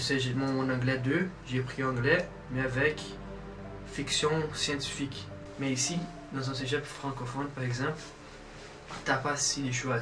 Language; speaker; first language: French; non-native, fluent; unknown